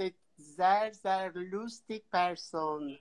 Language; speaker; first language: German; non-native, learner; French